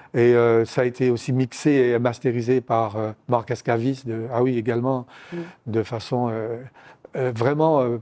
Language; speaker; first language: French; native; French